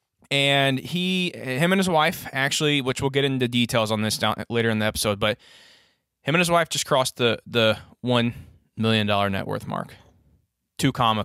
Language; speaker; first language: English; native; English